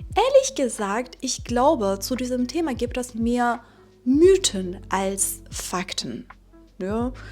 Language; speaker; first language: German; non-native, fluent; Persian